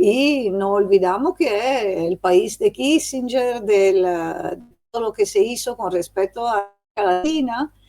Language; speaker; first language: Spanish; non-native, fluent; Italian